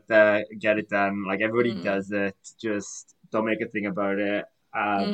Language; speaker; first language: English; native; English